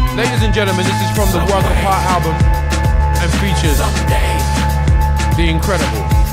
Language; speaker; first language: English; native; English